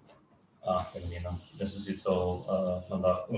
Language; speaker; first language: Spanish; non-native, learner; English